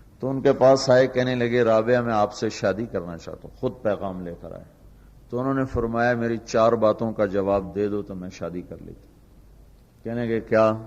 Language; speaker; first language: Urdu; non-native, local second language; Punjabi